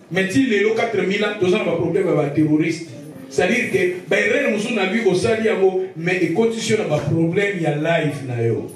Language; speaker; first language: French; non-native, local second language; Lingala